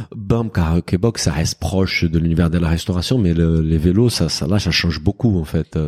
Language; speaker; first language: French; non-native, fluent; Portuguese